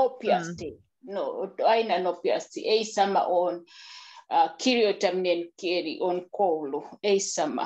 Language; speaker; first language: Finnish; non-native, learner; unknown